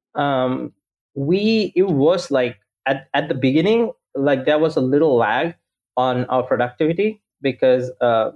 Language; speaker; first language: English; non-native, local second language; Sinhala